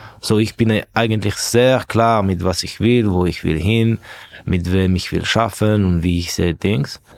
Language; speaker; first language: German; non-native, fluent; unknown